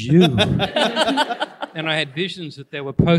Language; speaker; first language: English; native; English